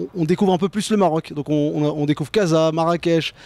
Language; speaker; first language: French; native; French